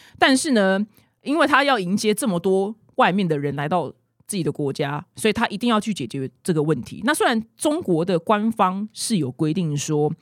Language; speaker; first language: Chinese; native; Chinese